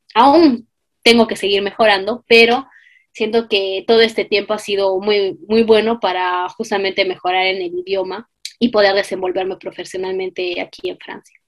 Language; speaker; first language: Spanish; native; Spanish